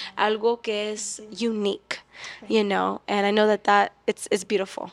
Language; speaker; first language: English; early bilingual, other home language; Spanish